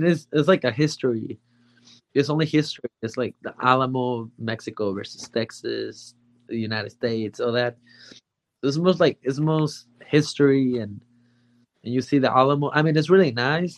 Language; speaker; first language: English; non-native, fluent; Spanish